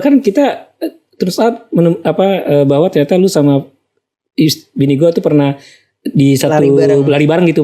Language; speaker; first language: Indonesian; native; Indonesian